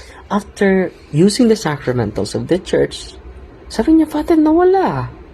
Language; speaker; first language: English; non-native, local second language; Filipino